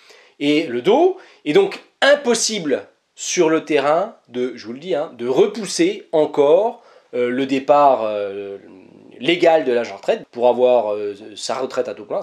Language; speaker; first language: French; native; French